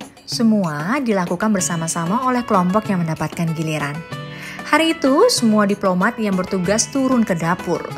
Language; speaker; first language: Indonesian; native; Indonesian